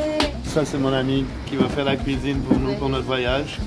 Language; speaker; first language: French; non-native, learner; English